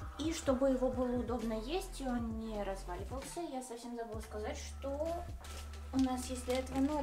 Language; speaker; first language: Russian; native; Russian